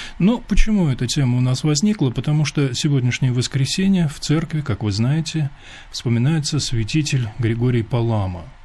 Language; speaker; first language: Russian; native; Russian